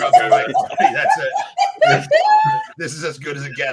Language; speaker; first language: English; native; English